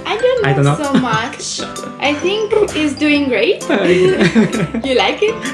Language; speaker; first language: English; non-native, fluent; Italian